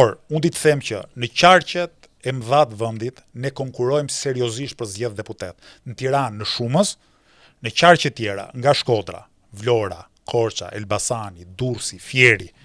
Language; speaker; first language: Albanian; native; Albanian